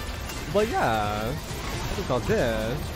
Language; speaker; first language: English; native; English